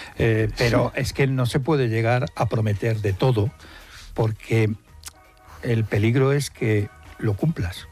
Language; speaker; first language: Spanish; native; Spanish